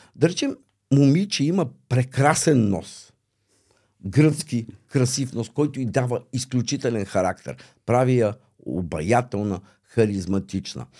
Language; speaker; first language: Bulgarian; native; Bulgarian